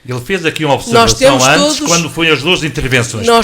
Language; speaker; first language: Portuguese; native; Portuguese